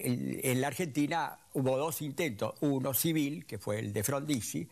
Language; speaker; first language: Spanish; native; Spanish